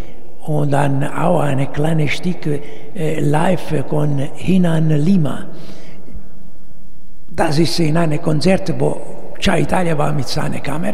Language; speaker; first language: German; non-native, fluent; Italian